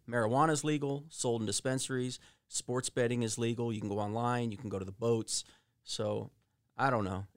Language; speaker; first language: English; early bilingual, other home language; Italian